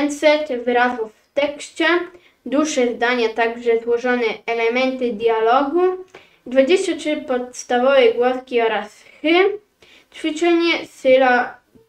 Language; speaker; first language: Polish; early bilingual, heritage; Polish